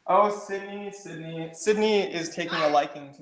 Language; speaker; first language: English; native; English